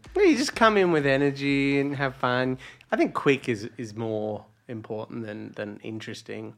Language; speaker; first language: English; native; English